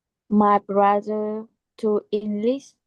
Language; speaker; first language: English; non-native, learner; Vietnamese